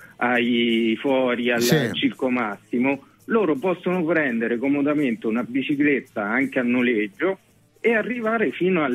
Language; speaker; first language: Italian; native; Italian